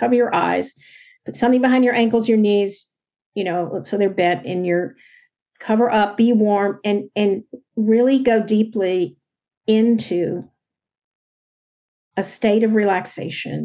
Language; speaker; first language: English; native; English